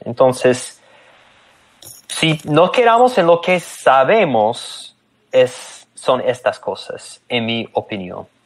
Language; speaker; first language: Spanish; non-native, fluent; English